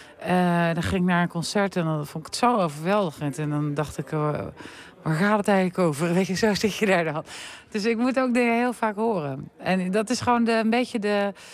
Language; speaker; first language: Dutch; native; Dutch